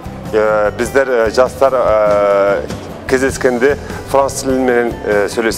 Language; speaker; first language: Kazakh; early bilingual, heritage; Kazakh